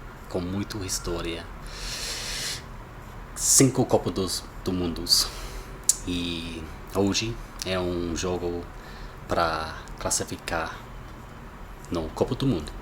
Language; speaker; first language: Portuguese; non-native, learner; English